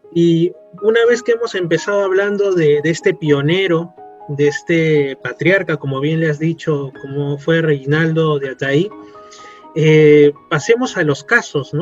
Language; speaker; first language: Spanish; native; Spanish